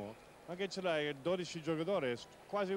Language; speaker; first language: Italian; non-native, learner; English